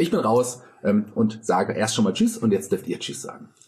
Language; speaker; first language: German; native; German